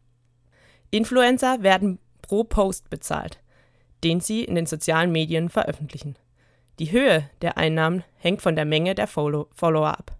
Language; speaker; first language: German; native; German